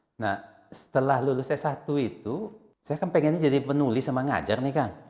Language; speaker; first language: Indonesian; native; Indonesian